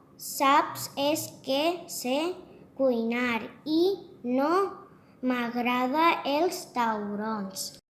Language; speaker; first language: Catalan; early bilingual, other home language; Bangla